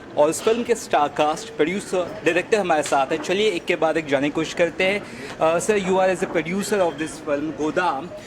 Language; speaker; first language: Hindi; native; Hindi